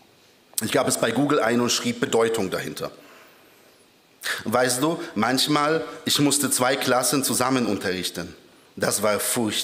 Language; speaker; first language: German; early bilingual, other home language; Polish